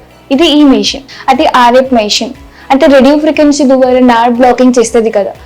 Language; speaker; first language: Telugu; non-native, local second language; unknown